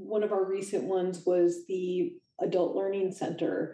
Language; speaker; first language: English; native; English